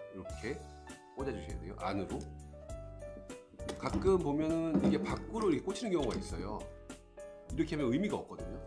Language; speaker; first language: Korean; native; Korean